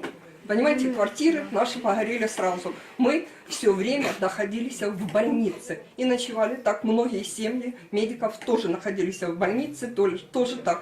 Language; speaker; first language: Russian; native; Russian